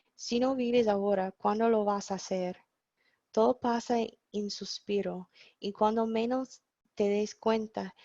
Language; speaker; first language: Spanish; non-native, fluent; English